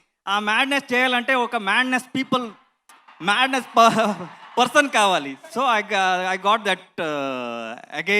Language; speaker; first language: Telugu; non-native, learner; Kannada